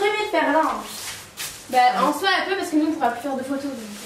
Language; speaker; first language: French; native; French